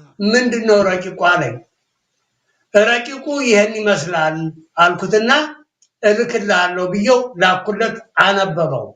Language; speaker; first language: Amharic; native; Amharic